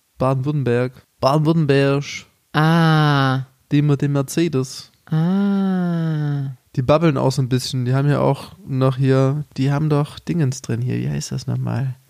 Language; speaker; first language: German; native; German